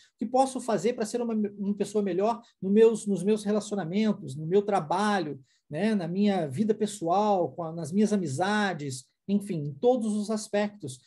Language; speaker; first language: Portuguese; non-native, fluent; English